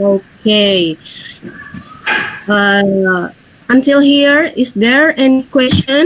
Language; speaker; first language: English; non-native, fluent; Indonesian